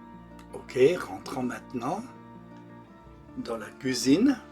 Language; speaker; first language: French; non-native, local second language; German